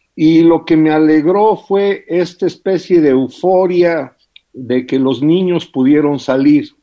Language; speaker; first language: Spanish; early bilingual, heritage; English